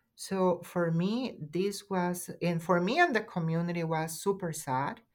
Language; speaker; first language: English; non-native, fluent; Spanish